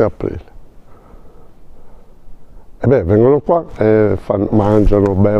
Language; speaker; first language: Italian; non-native, learner; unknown